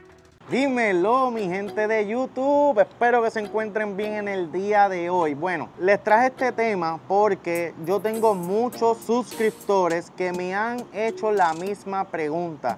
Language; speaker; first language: Spanish; native; Spanish